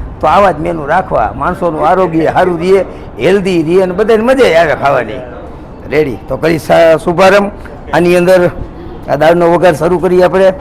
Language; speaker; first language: Gujarati; native; Gujarati